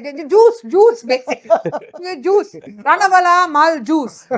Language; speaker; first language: English; non-native, local second language; Sinhala